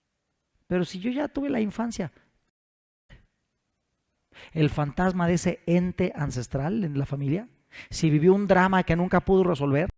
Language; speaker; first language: Spanish; native; Spanish